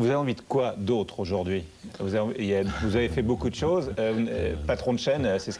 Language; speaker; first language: French; native; French